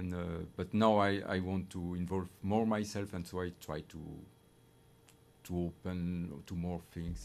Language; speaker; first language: English; non-native, fluent; French